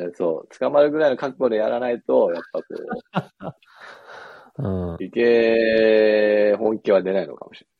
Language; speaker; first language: Japanese; early bilingual, other home language; English